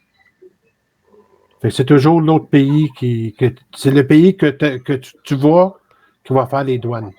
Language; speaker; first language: French; native; French